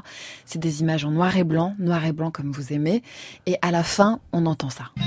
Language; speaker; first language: French; native; French